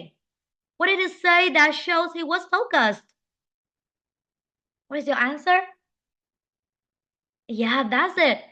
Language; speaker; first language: English; non-native, fluent; Vietnamese